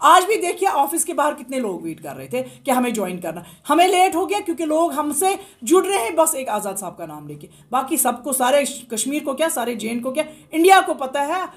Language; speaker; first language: Hindi; non-native, local second language; Kashmiri